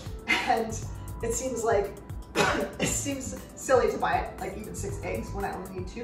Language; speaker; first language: English; native; English